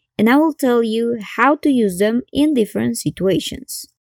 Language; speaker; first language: English; non-native, fluent; Spanish